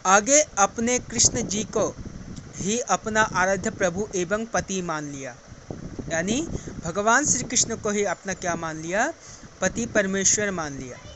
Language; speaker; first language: Hindi; non-native, local second language; Assamese